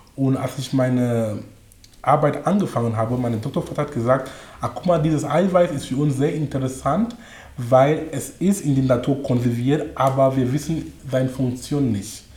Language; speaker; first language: German; non-native, fluent; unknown